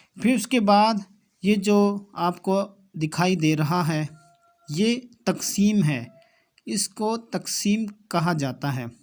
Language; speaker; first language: Urdu; native; Urdu